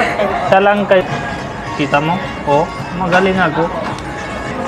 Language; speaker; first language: Filipino; non-native, learner; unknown